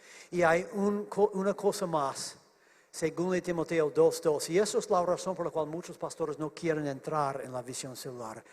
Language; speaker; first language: Spanish; non-native, fluent; English